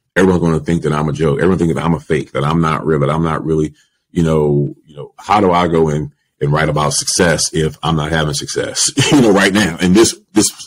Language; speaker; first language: English; native; English